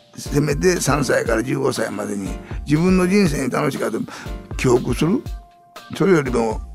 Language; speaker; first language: Japanese; native; Japanese